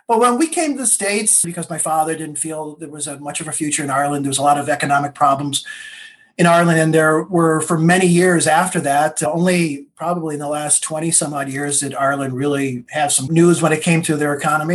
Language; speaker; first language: English; native; English